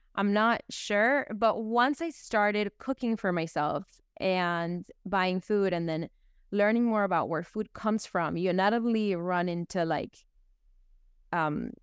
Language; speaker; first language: English; early bilingual, other home language; Spanish